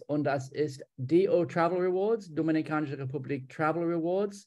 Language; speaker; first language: German; non-native, fluent; English